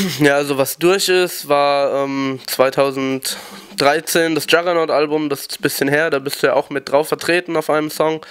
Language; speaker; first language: German; native; German